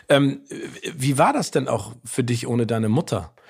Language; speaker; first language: German; native; German